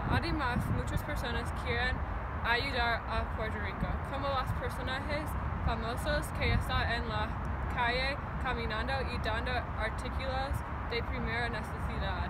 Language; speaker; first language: Spanish; non-native, learner; English